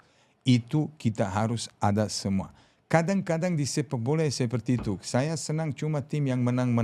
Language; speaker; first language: Indonesian; non-native, fluent; Serbian